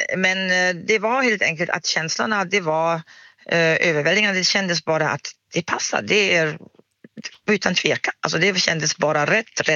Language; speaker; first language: Swedish; non-native, fluent; German